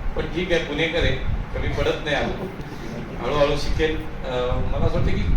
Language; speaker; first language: Marathi; native; Marathi